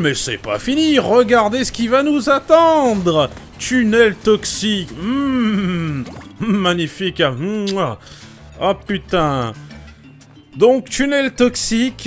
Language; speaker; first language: French; native; French